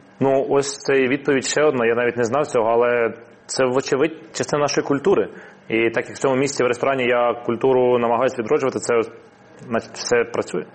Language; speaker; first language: Ukrainian; non-native, local second language; Russian